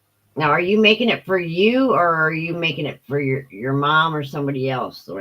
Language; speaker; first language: English; native; English